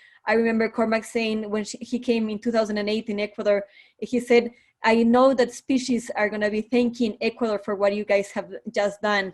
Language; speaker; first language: English; non-native, fluent; Spanish